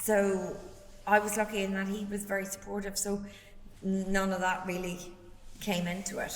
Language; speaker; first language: English; native; English